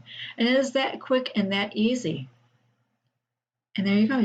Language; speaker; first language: English; native; English